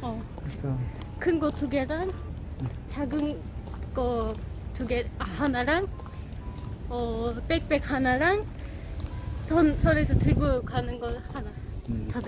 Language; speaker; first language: Korean; non-native, fluent; Turkish